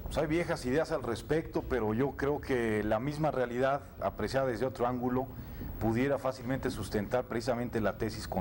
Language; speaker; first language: Spanish; native; Spanish